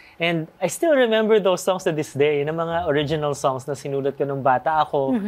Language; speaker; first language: Filipino; native; Filipino